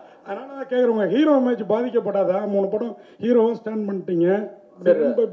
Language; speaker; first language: Tamil; native; Tamil